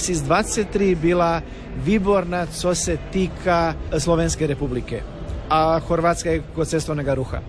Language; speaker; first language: Czech; non-native, learner; Croatian